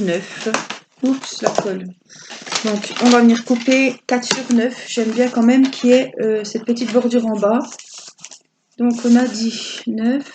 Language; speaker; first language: French; native; French